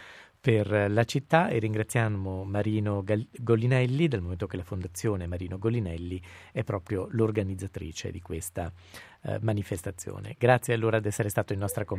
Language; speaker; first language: Italian; native; Italian